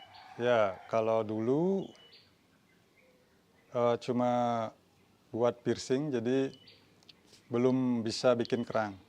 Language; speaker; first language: Indonesian; non-native, local second language; Balinese